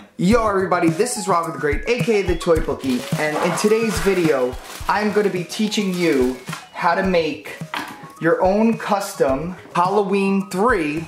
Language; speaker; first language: English; native; English